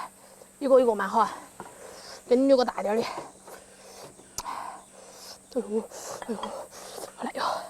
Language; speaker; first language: Chinese; native; Chinese